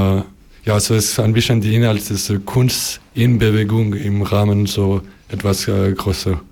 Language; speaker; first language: German; non-native, learner; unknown